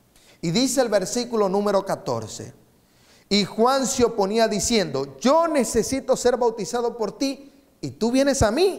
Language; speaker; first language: Spanish; native; Spanish